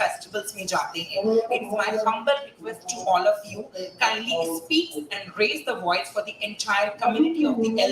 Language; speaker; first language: Hindi; native; Hindi